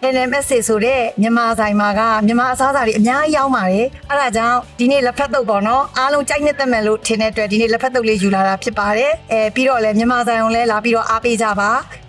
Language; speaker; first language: Burmese; native; Burmese